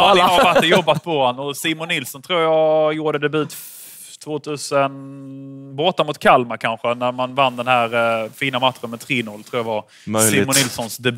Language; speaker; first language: Swedish; native; Swedish